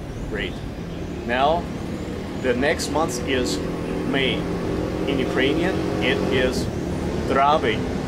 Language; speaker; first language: English; non-native, fluent; Ukrainian